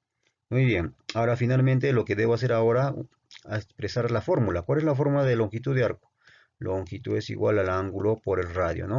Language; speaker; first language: Spanish; native; Spanish